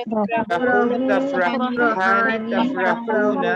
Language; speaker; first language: Arabic; non-native, learner; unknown